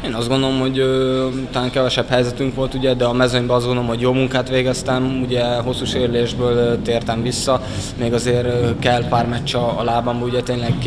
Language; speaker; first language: Hungarian; native; Hungarian